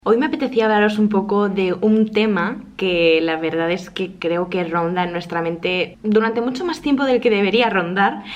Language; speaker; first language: Spanish; native; Spanish